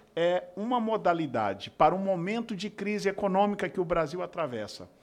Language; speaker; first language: Portuguese; native; Portuguese